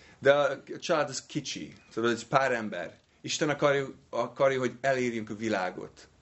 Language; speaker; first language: Hungarian; non-native, fluent; English